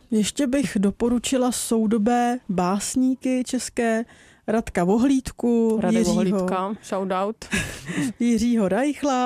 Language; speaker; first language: Czech; native; Czech